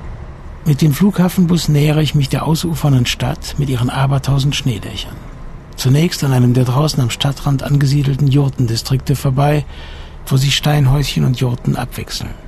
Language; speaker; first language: German; native; German